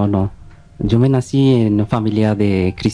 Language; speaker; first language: Spanish; non-native, learner; Bangla